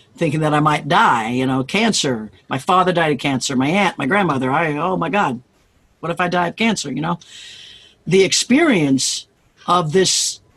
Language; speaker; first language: English; native; English